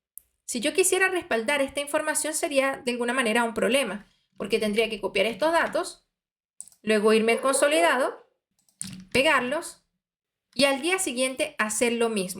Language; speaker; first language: Spanish; native; Spanish